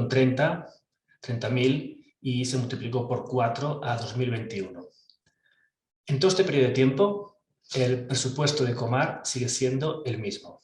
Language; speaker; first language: Spanish; native; Spanish